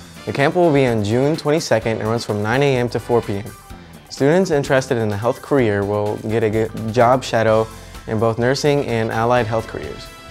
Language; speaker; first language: English; native; English